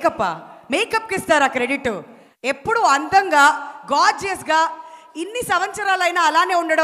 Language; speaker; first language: Telugu; native; Telugu